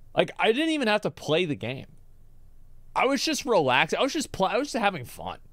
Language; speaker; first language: English; native; English